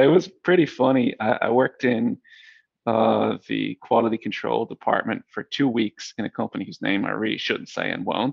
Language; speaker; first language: English; native; English